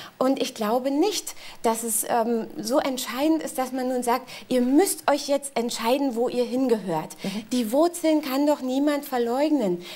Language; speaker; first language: German; native; German